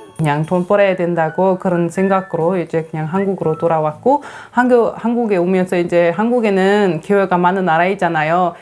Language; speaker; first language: Korean; non-native, fluent; Kara-Kalpak